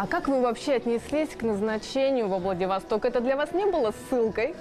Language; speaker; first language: Russian; native; Russian